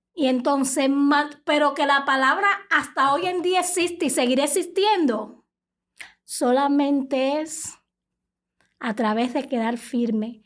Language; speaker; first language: Spanish; native; Spanish